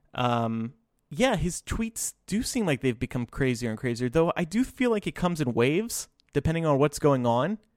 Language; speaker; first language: English; native; English